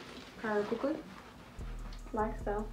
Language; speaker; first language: English; native; English